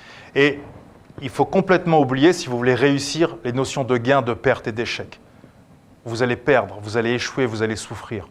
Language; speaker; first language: French; native; French